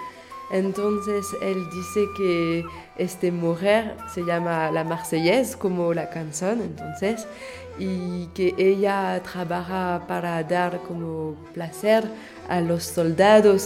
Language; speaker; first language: Spanish; non-native, fluent; French